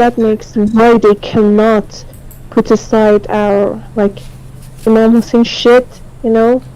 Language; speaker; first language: English; non-native, fluent; Persian